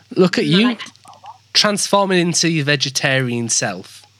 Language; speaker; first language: English; native; English